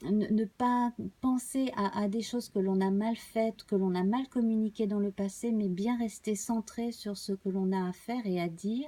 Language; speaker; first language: French; native; French